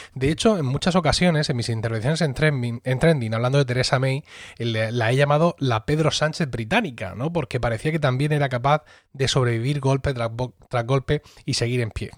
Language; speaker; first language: Spanish; native; Spanish